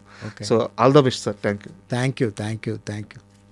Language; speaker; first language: Telugu; native; Telugu